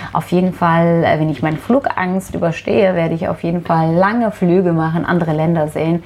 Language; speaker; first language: German; non-native, fluent; Turkish